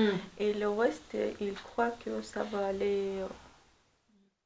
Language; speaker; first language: French; non-native, learner; Armenian